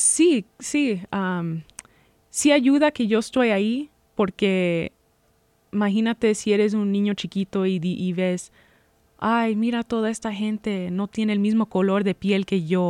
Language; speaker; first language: Spanish; early bilingual, heritage; Spanish